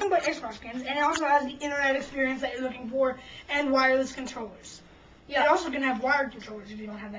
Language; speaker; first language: English; native; English